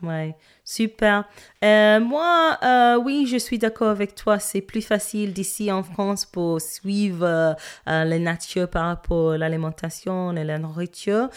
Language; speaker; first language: French; non-native, fluent; English